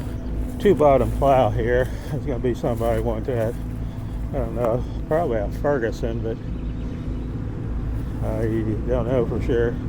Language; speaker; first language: English; native; English